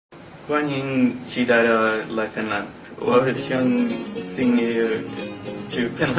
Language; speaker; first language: Chinese; non-native, learner; Finnish